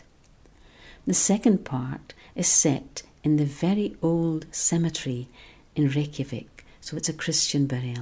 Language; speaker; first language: English; non-native, local second language; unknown